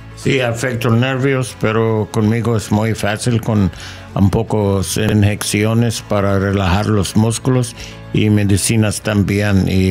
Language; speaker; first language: Spanish; non-native, fluent; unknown